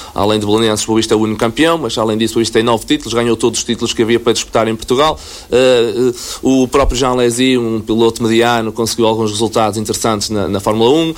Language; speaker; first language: Portuguese; native; Portuguese